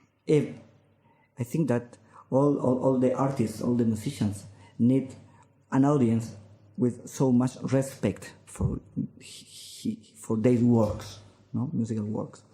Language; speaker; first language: English; non-native, learner; Spanish